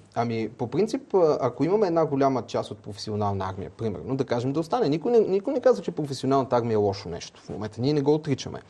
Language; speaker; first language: Bulgarian; native; Bulgarian